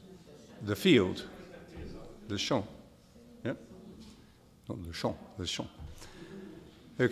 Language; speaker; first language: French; non-native, fluent; English